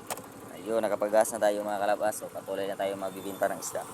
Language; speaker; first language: Filipino; non-native, local second language; Cebuano